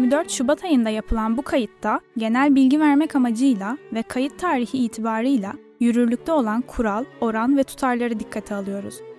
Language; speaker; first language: Turkish; native; Turkish